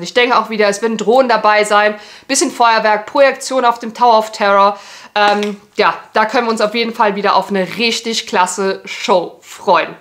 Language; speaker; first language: German; native; German